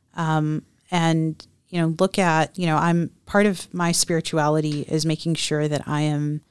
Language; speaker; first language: English; native; English